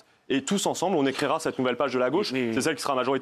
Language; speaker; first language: French; native; French